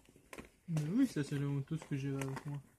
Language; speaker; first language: French; non-native, learner; Croatian